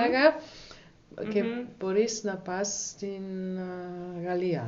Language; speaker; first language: Greek; non-native, learner; German